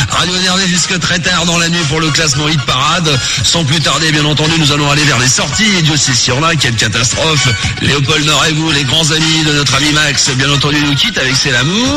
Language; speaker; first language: French; native; French